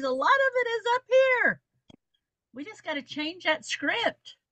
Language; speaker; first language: English; native; English